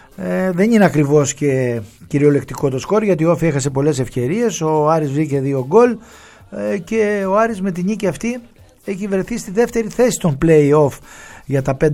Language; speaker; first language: Greek; native; Greek